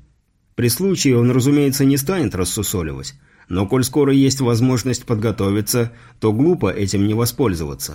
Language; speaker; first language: Russian; native; Russian